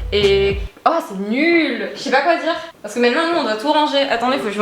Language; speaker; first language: French; native; French